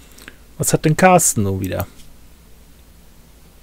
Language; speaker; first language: German; native; German